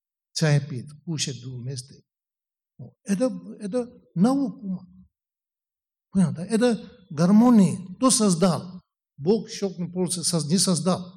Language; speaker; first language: Russian; non-native, learner; Tibetan